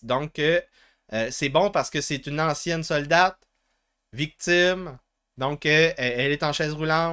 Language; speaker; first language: French; native; French